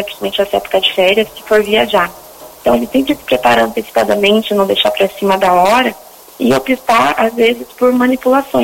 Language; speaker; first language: Portuguese; native; Portuguese